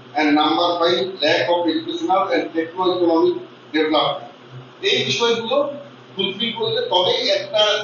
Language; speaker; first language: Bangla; non-native, local second language; Santali